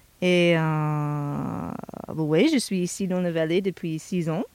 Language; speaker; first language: French; non-native, fluent; English